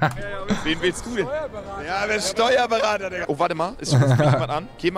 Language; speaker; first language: German; native; German